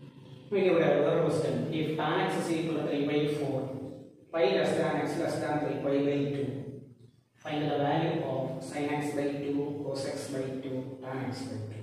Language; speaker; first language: English; non-native, local second language; Malayalam